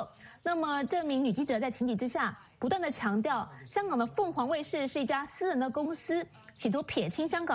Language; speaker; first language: Chinese; native; Chinese